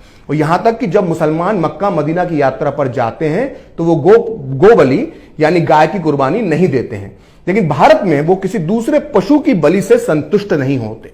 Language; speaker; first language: Hindi; native; Hindi